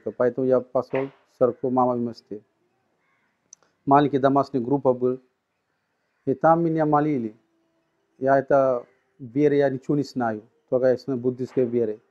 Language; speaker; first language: Russian; non-native, learner; Sinhala